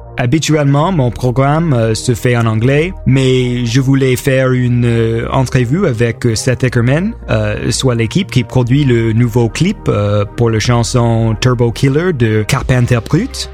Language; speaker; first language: French; non-native, learner; English